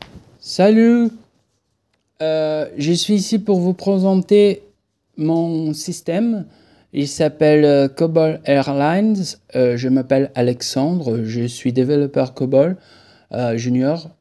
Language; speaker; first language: French; non-native, fluent; Portuguese